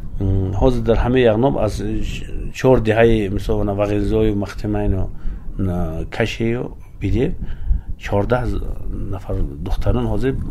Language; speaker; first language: Persian; non-native, local second language; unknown